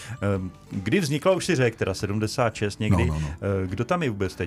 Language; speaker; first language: Czech; native; Czech